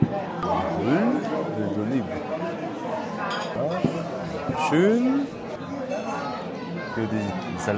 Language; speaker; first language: German; non-native, fluent; Korean